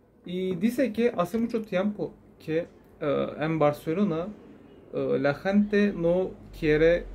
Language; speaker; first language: Spanish; non-native, learner; Turkish